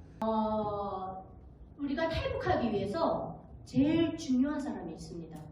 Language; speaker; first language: Korean; native; Korean